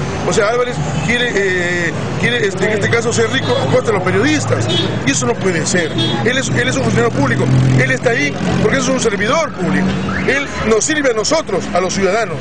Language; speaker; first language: Spanish; native; Spanish